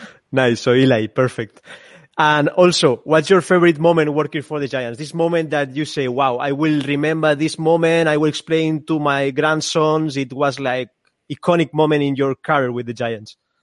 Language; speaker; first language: English; non-native, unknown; Spanish